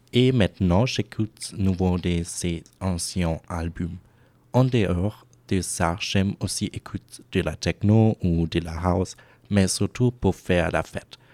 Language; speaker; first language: French; non-native, fluent; German